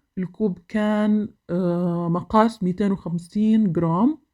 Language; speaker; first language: Arabic; native; Arabic